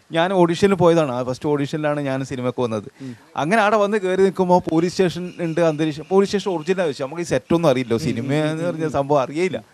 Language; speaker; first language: Malayalam; native; Malayalam